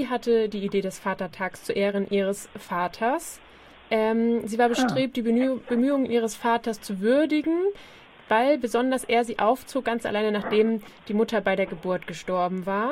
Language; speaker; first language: German; native; German